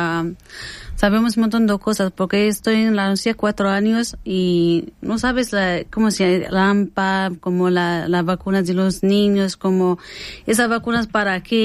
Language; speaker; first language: Spanish; non-native, learner; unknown